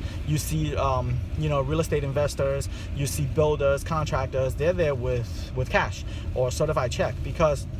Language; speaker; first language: English; non-native, fluent; Chinese